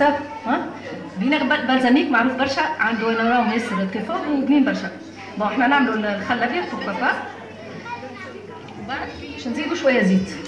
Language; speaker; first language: Arabic; native; Arabic